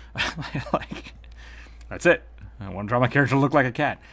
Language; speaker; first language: English; native; English